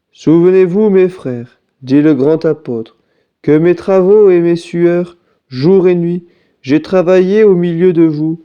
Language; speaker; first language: French; native; French